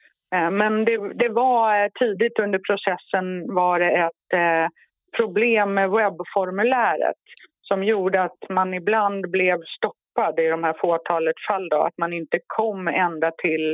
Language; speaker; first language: Swedish; native; Swedish